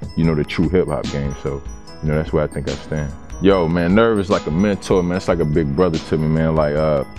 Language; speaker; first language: English; native; English